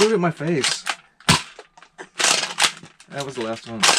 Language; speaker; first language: English; native; English